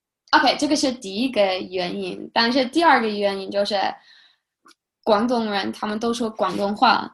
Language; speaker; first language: Chinese; non-native, fluent; English